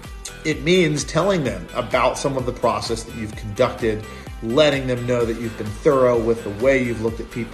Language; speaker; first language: English; native; English